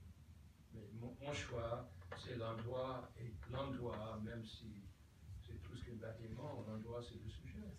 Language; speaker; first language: French; non-native, fluent; English